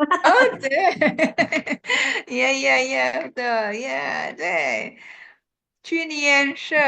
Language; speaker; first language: Chinese; non-native, fluent; Indonesian